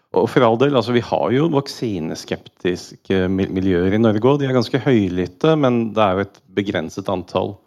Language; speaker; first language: Norwegian; native; Norwegian